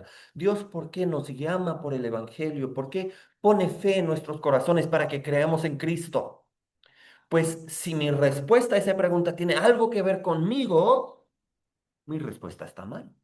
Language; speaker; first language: Spanish; native; Spanish